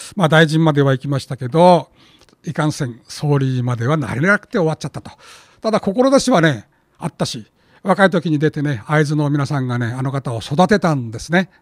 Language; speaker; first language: Japanese; native; Japanese